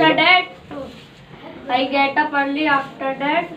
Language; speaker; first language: English; non-native, learner; Hindi